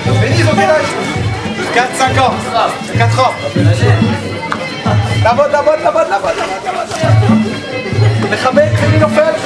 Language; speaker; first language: Hebrew; native; Hebrew